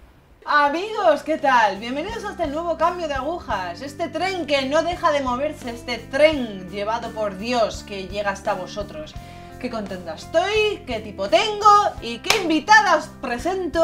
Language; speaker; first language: Spanish; native; Spanish